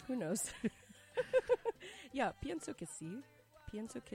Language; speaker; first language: Spanish; non-native, learner; English